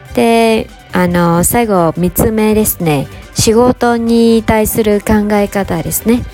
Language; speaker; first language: Japanese; non-native, fluent; Vietnamese